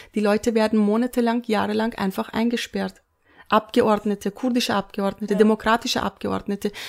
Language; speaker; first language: German; early bilingual, other home language; Turkish